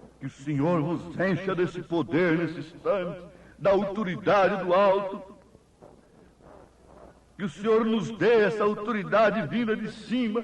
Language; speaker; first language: Portuguese; native; Portuguese